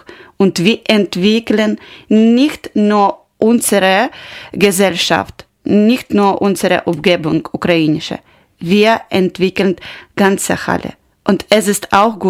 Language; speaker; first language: German; non-native, learner; Ukrainian